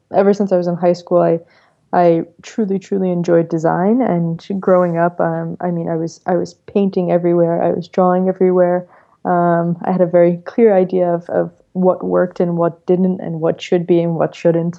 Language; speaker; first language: English; native; English